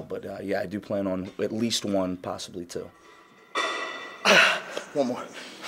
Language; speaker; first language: English; native; English